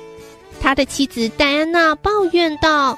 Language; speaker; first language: Chinese; native; Chinese